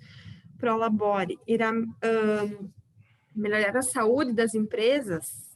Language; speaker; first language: Portuguese; native; Portuguese